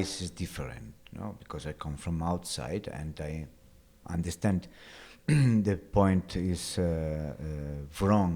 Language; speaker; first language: English; non-native, learner; Italian